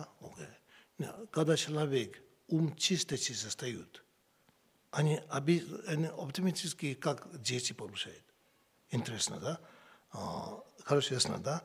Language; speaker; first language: Russian; non-native, learner; Tibetan